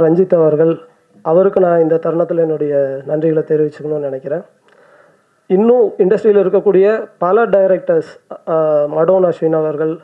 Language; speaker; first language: Tamil; native; Tamil